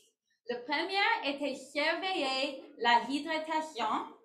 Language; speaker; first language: French; non-native, learner; English